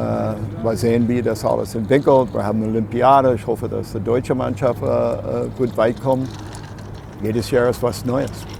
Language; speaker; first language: German; non-native, fluent; English